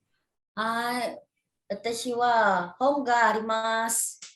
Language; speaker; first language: Japanese; non-native, learner; Indonesian